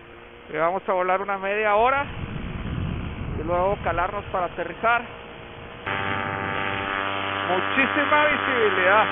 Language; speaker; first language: Spanish; native; Spanish